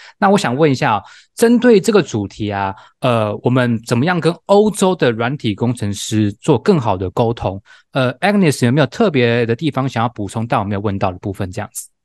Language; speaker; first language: Chinese; native; Chinese